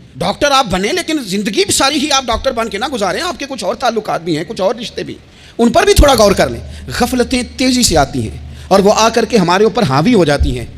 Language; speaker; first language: Urdu; non-native, local second language; Punjabi